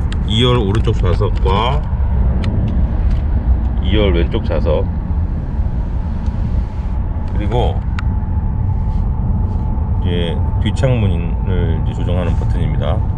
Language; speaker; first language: Korean; native; Korean